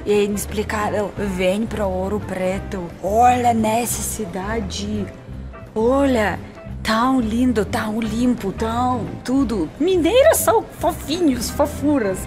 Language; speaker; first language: Portuguese; non-native, fluent; Russian